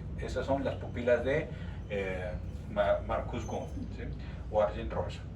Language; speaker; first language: Spanish; native; Spanish